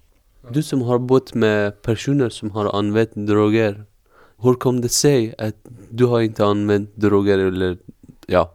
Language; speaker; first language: Swedish; non-native, fluent; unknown